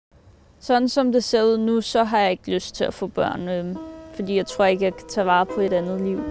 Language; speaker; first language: Danish; native; Danish